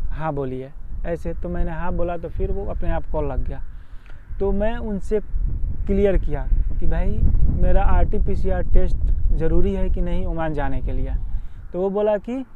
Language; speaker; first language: Hindi; native; Hindi